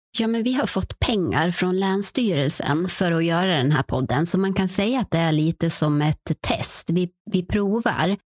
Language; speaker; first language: Swedish; native; Swedish